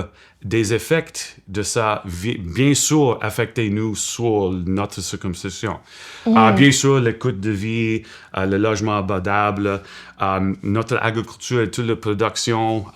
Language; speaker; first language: French; non-native, local second language; English